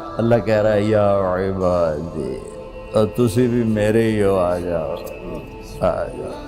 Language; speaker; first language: Urdu; non-native, local second language; Punjabi